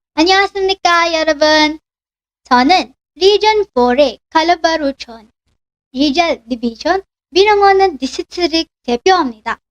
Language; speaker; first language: Korean; non-native, learner; Filipino